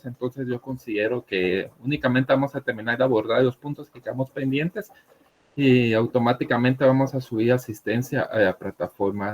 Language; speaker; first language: Spanish; native; Spanish